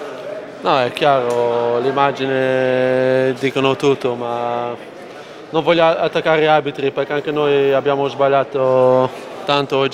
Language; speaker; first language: Italian; non-native, fluent; Dutch